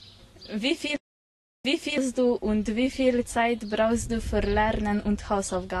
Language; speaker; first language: German; non-native, learner; Slovenian